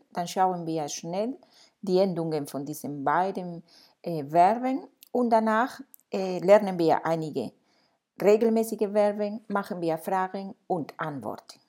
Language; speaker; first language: German; non-native, fluent; Spanish